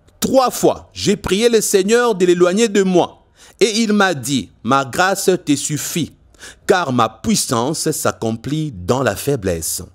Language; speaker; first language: French; non-native, local second language; Lingala